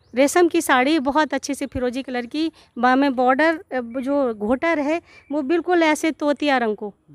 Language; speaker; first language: Hindi; native; Hindi